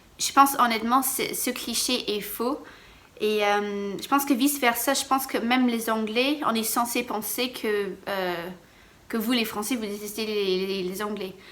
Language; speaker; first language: French; non-native, fluent; English